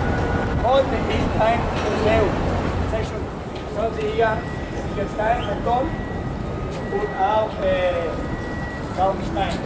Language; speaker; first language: German; non-native, learner; Spanish